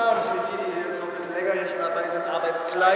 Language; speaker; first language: German; native; German